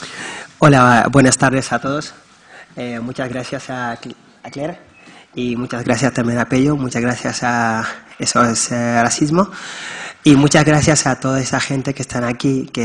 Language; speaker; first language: Spanish; non-native, fluent; Wolof